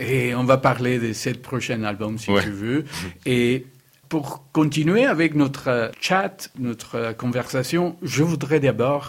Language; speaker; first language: French; non-native, fluent; Spanish